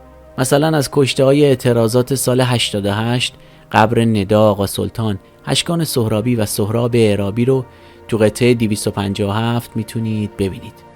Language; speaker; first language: Persian; native; Persian